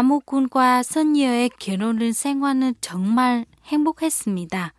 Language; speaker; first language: Korean; non-native, fluent; Vietnamese